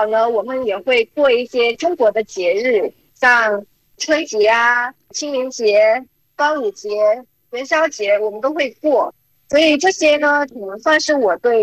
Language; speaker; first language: Chinese; non-native, fluent; Khmer